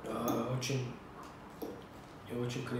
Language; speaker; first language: Russian; non-native, learner; Turkish